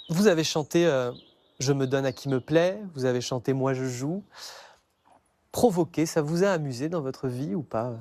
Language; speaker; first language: French; native; French